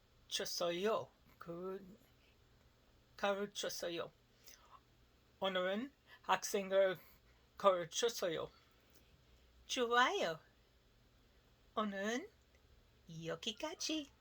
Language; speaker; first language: Korean; non-native, learner; English